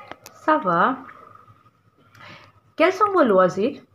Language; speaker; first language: French; non-native, fluent; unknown